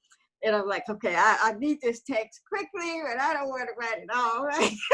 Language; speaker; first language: English; native; English